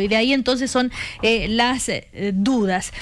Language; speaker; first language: Spanish; native; Spanish